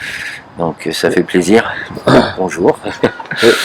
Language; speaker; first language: French; native; French